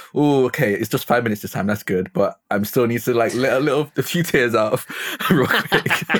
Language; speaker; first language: English; native; English